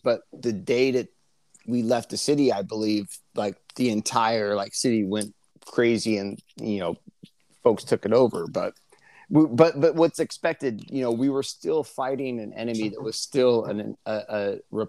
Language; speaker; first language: English; native; English